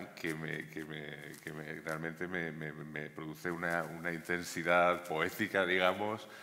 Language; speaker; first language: Spanish; native; Spanish